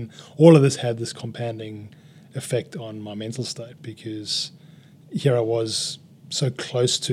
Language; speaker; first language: English; native; English